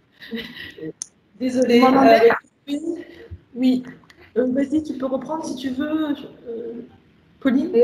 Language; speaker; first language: French; native; French